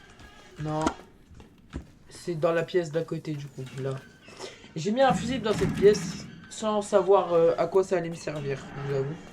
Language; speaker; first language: French; native; French